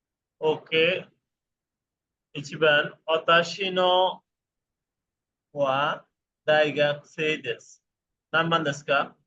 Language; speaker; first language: Japanese; non-native, fluent; Bangla